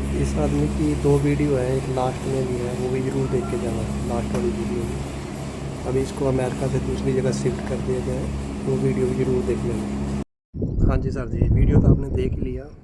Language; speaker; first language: Hindi; non-native, local second language; Punjabi